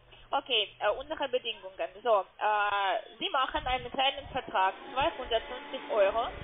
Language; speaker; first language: German; non-native, learner; Russian